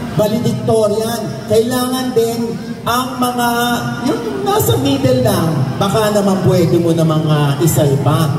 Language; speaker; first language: Filipino; native; Filipino